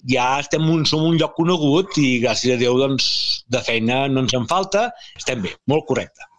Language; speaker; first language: Catalan; native; Catalan